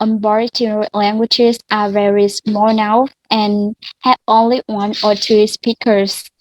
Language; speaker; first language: English; non-native, learner; Vietnamese